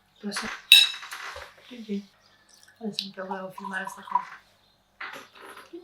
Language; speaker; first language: Italian; non-native, fluent; Ukrainian